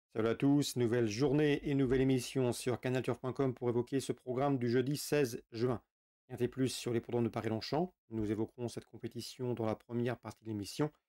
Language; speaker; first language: French; native; French